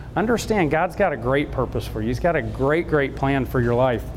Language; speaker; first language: English; native; English